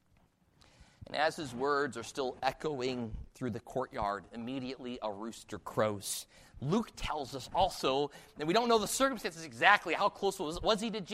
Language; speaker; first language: English; native; English